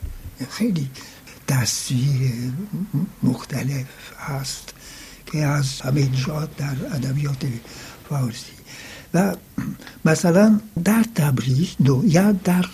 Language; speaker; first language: Persian; non-native, fluent; French